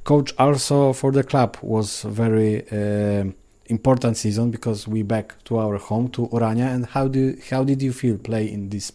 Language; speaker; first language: English; non-native, learner; Polish